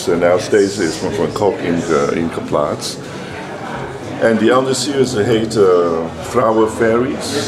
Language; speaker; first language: Dutch; non-native, learner; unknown